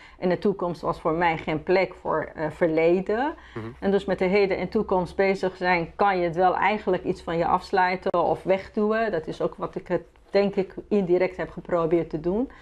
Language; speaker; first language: Dutch; non-native, fluent; Persian